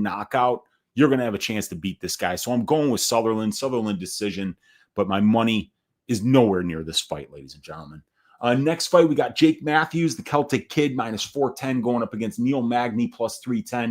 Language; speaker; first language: English; native; English